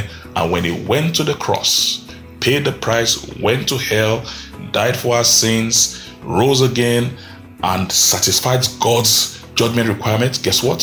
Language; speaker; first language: English; non-native, local second language; Yoruba